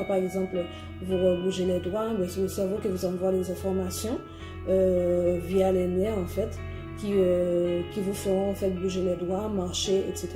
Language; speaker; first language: French; native; French